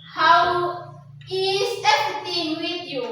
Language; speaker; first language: English; non-native, learner; Indonesian